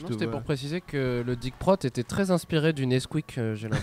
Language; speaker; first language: French; native; French